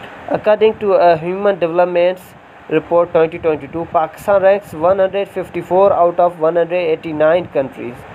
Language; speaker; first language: English; non-native, local second language; Urdu